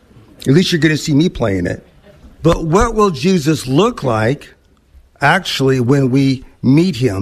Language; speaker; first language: English; native; English